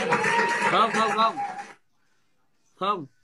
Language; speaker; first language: Vietnamese; native; Vietnamese